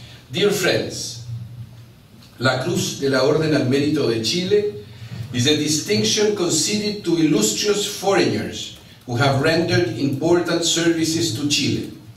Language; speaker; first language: English; non-native, fluent; Spanish